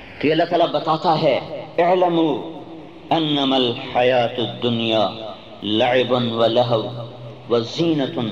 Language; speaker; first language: Urdu; non-native, local second language; Punjabi